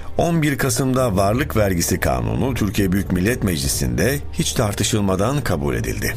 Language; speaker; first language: Turkish; native; Turkish